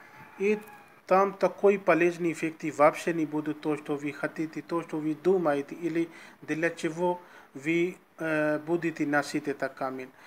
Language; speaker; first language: Russian; non-native, learner; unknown